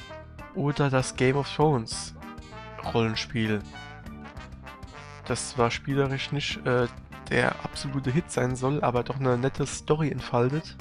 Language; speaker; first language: German; native; German